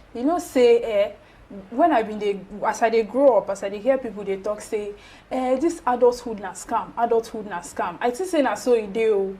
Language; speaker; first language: Nigerian Pidgin; native; Nigerian Pidgin